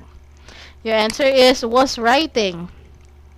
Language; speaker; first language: English; non-native, fluent; Cebuano